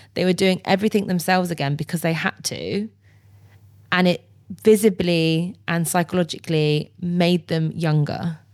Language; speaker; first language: English; native; English